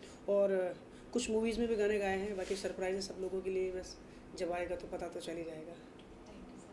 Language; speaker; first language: Hindi; native; Hindi